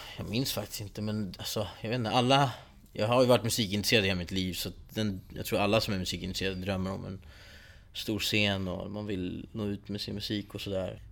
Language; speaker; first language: Swedish; early bilingual, other home language; Persian